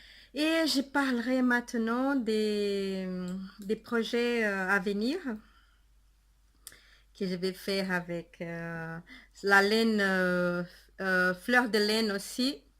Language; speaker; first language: French; non-native, fluent; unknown